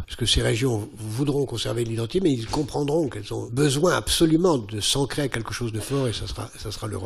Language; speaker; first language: French; native; French